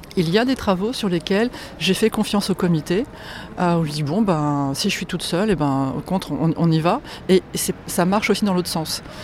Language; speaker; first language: French; non-native, fluent; Polish